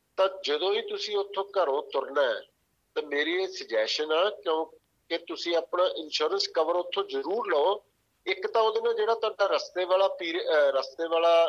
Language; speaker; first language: Punjabi; native; Punjabi